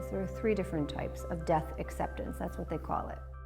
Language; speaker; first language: English; native; English